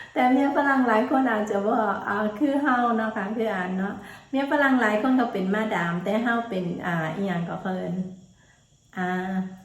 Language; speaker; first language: Thai; native; Thai